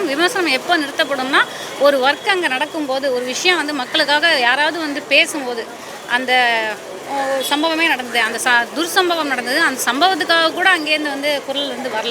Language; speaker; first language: Tamil; native; Tamil